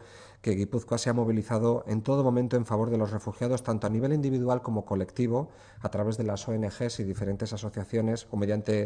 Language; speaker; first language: Spanish; non-native, local second language; Basque